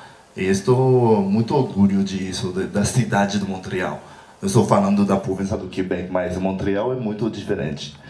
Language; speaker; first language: Portuguese; non-native, learner; Haitian Creole